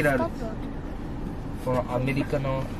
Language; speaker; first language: Japanese; early bilingual, other home language; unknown